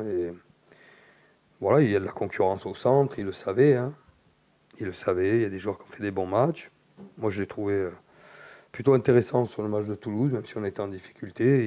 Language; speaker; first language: French; native; French